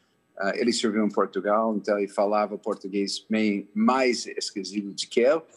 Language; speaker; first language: Portuguese; non-native, fluent; English